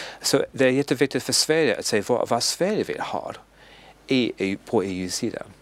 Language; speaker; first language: Swedish; non-native, learner; English